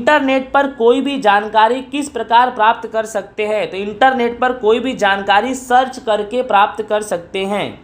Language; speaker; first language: Hindi; non-native, local second language; Gujarati